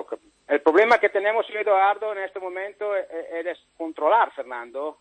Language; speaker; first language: Spanish; non-native, learner; Italian